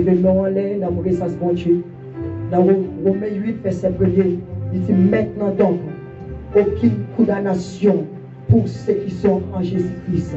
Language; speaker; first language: French; non-native, learner; Haitian Creole